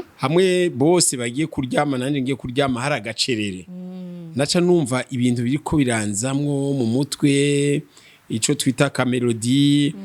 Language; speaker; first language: Rundi; native; Rundi